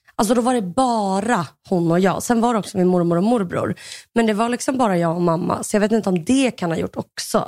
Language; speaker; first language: Swedish; early bilingual, other home language; Russian